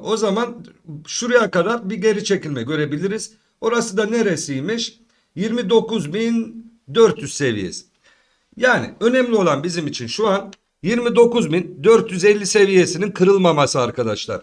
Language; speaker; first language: Turkish; native; Turkish